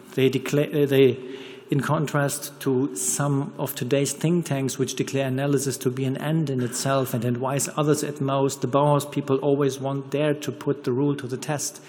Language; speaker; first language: English; non-native, fluent; German